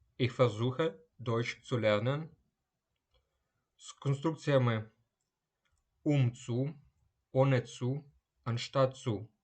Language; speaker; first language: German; non-native, fluent; Ukrainian